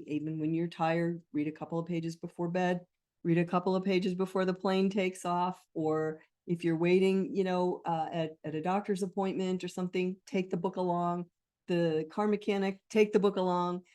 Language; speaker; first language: English; native; English